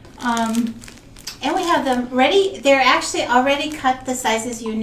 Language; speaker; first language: English; native; English